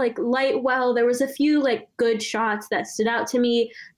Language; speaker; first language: English; non-native, local second language; Malayalam